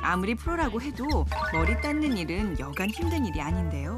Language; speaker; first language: Korean; native; Korean